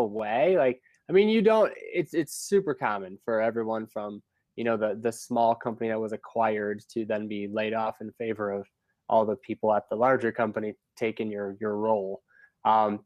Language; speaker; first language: English; native; English